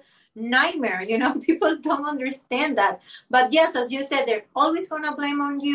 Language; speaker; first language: English; non-native, fluent; Spanish